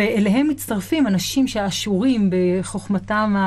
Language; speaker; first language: Hebrew; native; Hebrew